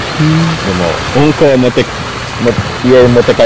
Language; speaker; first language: Japanese; non-native, learner; Portuguese